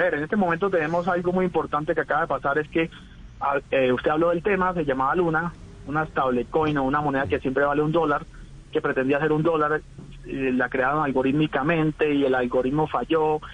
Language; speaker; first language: Spanish; native; Spanish